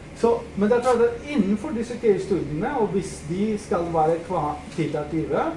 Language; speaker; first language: Norwegian; non-native, fluent; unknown